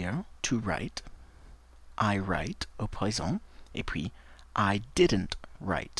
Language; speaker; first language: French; non-native, fluent; English